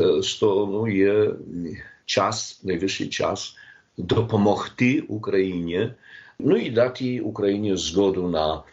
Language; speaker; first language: Polish; non-native, learner; Ukrainian